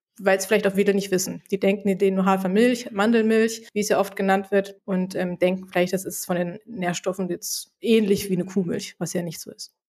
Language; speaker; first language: German; native; German